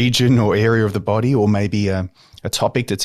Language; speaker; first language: English; native; English